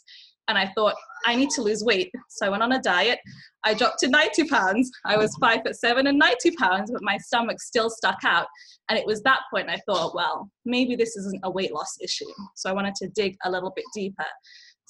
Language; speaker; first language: English; early bilingual, other home language; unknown